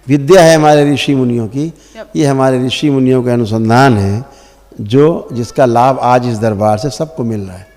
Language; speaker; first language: Hindi; native; Hindi